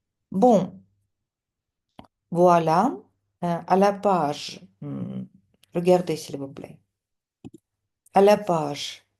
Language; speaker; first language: French; non-native, fluent; Russian